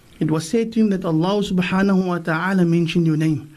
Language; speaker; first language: English; native; English